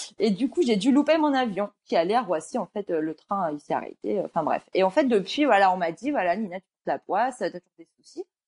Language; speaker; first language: French; early bilingual, other home language; Georgian